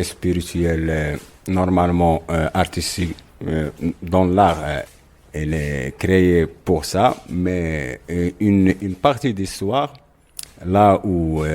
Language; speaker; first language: French; non-native, local second language; Arabic